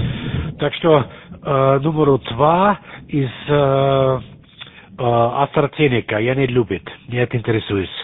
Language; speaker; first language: Russian; non-native, learner; German